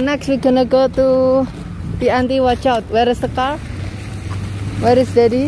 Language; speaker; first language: English; non-native, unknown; Indonesian